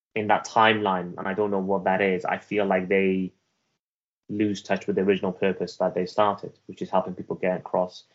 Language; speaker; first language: English; early bilingual, other home language; Persian